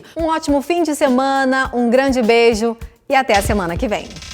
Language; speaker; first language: Portuguese; native; Portuguese